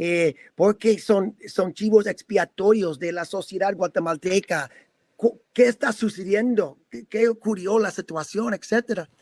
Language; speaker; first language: Spanish; non-native, fluent; English